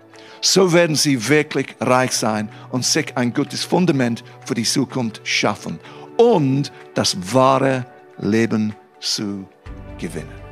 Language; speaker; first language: German; non-native, fluent; English